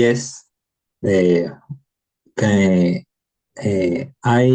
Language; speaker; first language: English; non-native, learner; Spanish